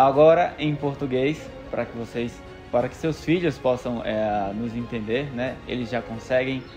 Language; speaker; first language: Spanish; non-native, fluent; Portuguese